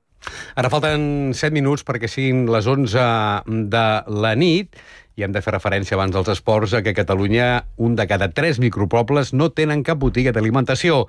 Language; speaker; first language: Catalan; native; Catalan